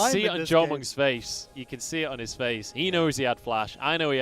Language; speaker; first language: English; native; English